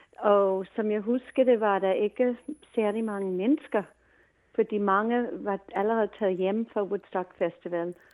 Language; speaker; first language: Danish; non-native, fluent; English